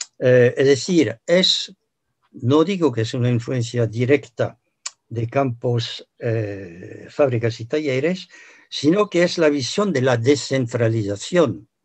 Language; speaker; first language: Spanish; non-native, fluent; French